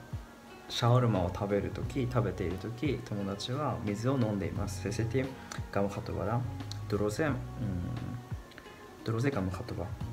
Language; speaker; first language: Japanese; non-native, learner; Georgian